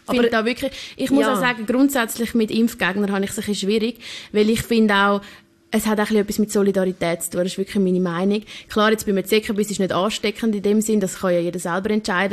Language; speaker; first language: German; native; German